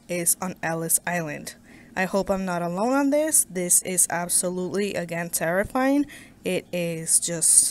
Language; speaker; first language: English; native; English